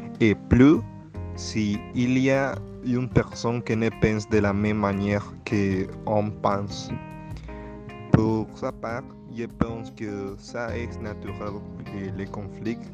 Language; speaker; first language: French; non-native, learner; Spanish